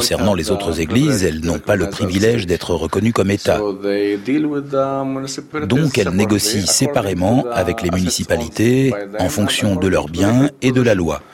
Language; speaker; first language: French; non-native, fluent; Arabic